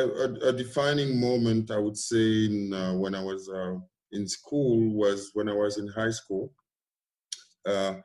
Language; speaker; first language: English; non-native, local second language; French